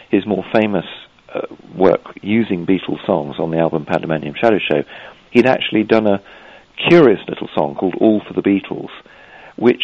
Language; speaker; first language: English; native; English